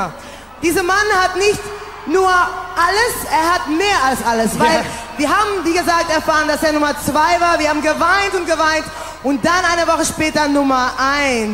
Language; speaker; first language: German; non-native, learner; English